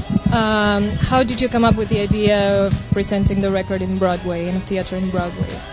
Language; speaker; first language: English; non-native, fluent; Spanish